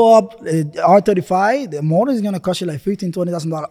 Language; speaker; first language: English; non-native, fluent; Spanish